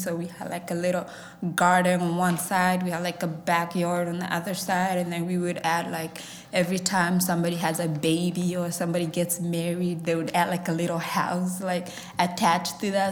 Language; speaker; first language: English; early bilingual, other home language; Somali